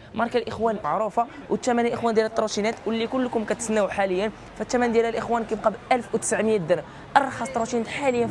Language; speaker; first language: Arabic; native; Arabic